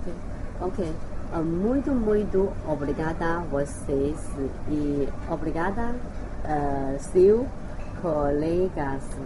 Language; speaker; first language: Portuguese; non-native, learner; Chinese